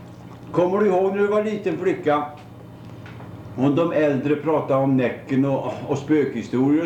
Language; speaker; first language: Swedish; native; Swedish